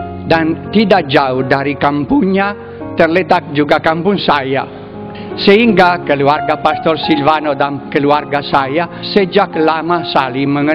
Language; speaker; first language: Indonesian; non-native, fluent; Italian